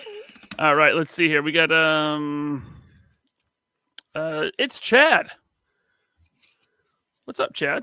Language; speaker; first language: English; native; English